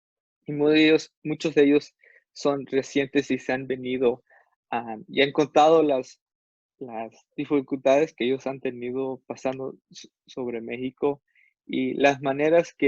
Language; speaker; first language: Spanish; non-native, fluent; English